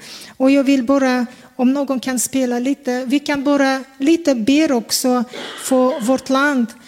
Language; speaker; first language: Swedish; non-native, fluent; Kazakh